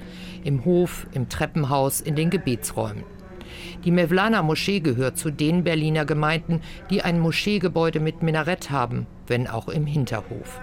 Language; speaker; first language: German; native; German